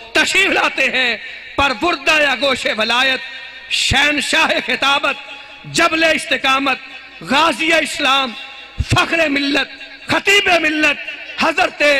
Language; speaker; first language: Urdu; non-native, local second language; Punjabi